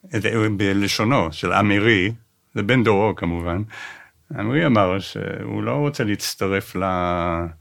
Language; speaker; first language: Hebrew; non-native, fluent; English